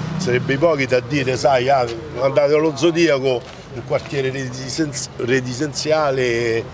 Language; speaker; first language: Italian; native; Italian